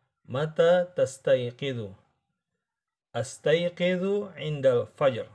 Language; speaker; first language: Arabic; non-native, fluent; Indonesian